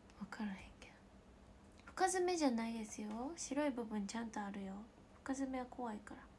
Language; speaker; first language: Japanese; native; Japanese